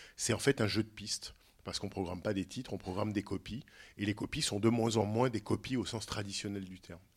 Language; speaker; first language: French; native; French